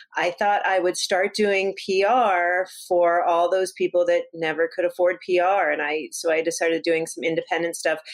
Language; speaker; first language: English; native; English